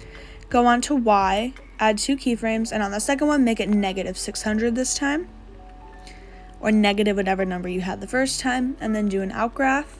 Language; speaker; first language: English; native; English